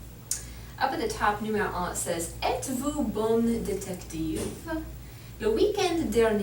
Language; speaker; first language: French; non-native, learner; English